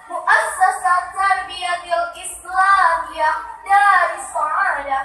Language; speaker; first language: Arabic; non-native, learner; Achinese